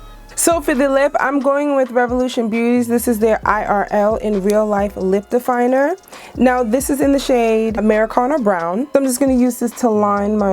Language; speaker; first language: English; native; English